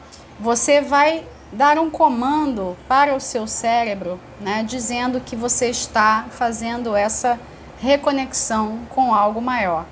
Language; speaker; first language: Portuguese; native; Portuguese